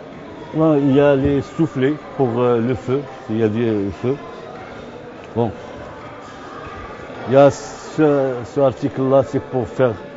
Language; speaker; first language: French; non-native, local second language; Arabic